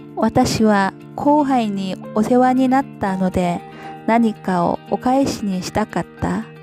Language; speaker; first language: Japanese; non-native, learner; Korean